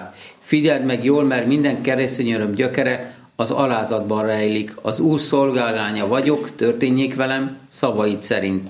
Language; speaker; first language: Hungarian; native; Hungarian